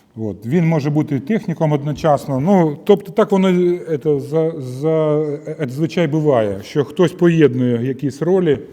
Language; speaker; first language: Ukrainian; non-native, local second language; Russian